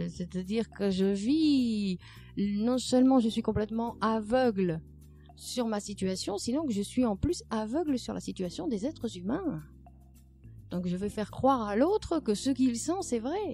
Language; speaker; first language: French; native; French